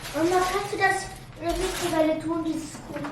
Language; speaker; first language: German; early bilingual, other home language; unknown